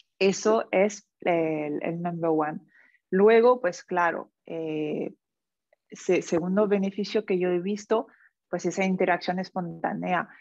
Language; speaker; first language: Spanish; non-native, fluent; French